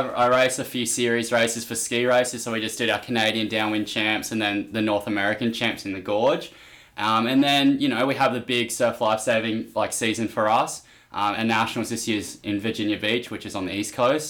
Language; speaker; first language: English; native; English